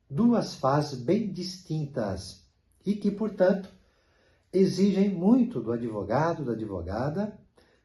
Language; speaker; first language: Portuguese; native; Portuguese